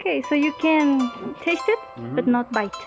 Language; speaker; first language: English; non-native, learner; Spanish